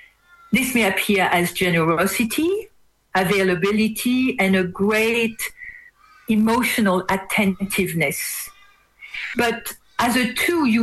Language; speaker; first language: English; non-native, fluent; French